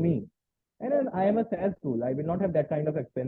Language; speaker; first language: English; non-native, local second language; Hindi